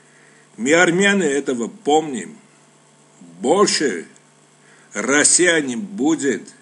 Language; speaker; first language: Russian; non-native, local second language; Armenian